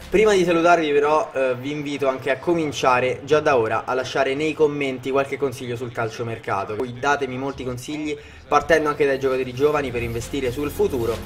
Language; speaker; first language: Italian; native; Italian